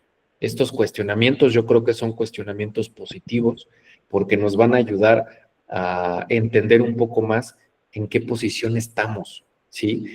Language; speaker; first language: Spanish; native; Spanish